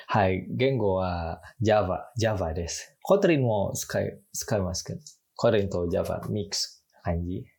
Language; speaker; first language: Japanese; non-native, learner; Indonesian